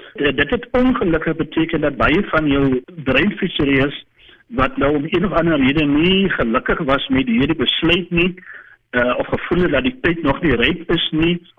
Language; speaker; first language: Afrikaans; native; Afrikaans